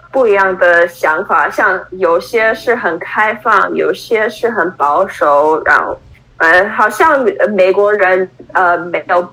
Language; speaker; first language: Chinese; non-native, fluent; English